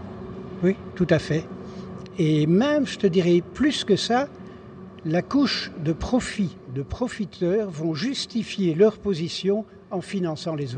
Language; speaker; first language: French; native; French